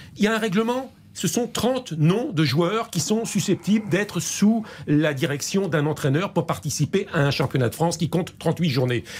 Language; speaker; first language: French; native; French